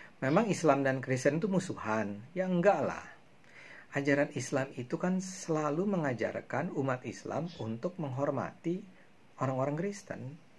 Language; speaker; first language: Indonesian; native; Indonesian